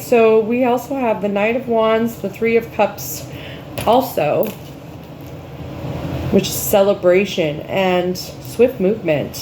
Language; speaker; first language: English; native; English